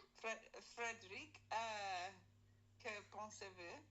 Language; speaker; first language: French; non-native, learner; English